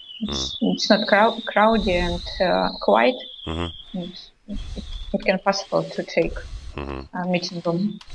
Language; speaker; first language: English; non-native, learner; Russian